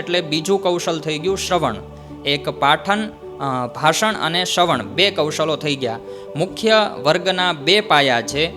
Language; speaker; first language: Gujarati; native; Gujarati